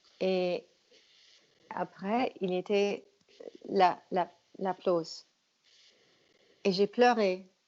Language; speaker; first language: French; non-native, fluent; English